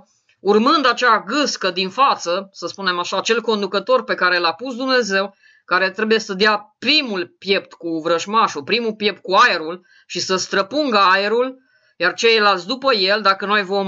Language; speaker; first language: Romanian; native; Romanian